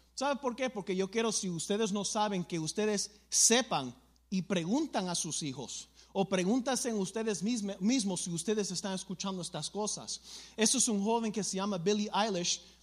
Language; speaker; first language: Spanish; early bilingual, other home language; English